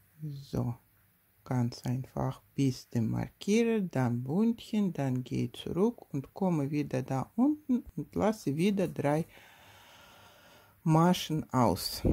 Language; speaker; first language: German; non-native, learner; Russian